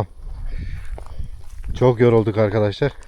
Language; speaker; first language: Turkish; native; Turkish